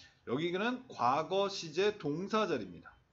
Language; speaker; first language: Korean; native; Korean